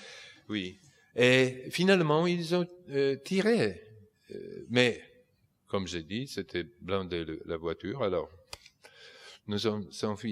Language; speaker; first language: French; non-native, fluent; Polish